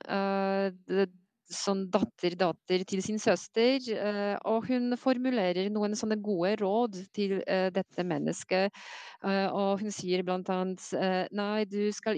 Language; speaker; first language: Norwegian; non-native, fluent; Polish